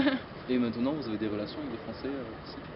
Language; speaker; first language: French; native; French